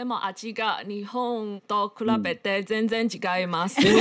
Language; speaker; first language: Japanese; non-native, learner; Chinese